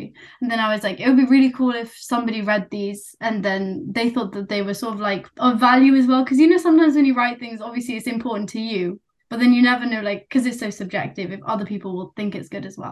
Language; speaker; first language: English; non-native, local second language; Nepali